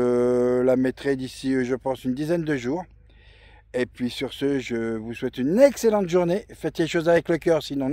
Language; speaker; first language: French; native; French